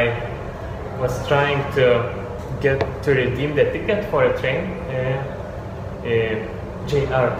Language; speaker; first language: English; non-native, fluent; Lithuanian